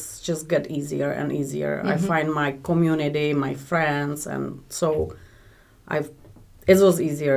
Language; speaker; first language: English; non-native, learner; Czech